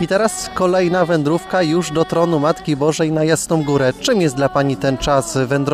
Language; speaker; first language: Polish; native; Polish